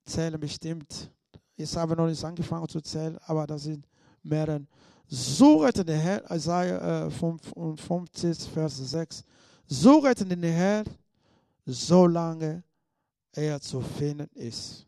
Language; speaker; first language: German; non-native, fluent; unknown